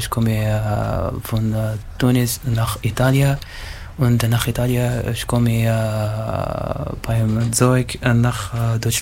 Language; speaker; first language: German; non-native, learner; Arabic